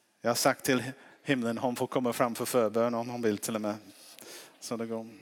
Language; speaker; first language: Swedish; non-native, fluent; English